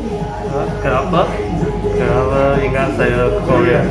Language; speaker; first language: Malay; non-native, local second language; Cantonese